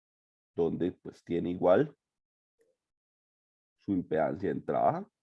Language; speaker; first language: Spanish; native; Spanish